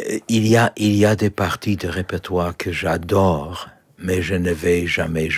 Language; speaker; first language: French; non-native, learner; Polish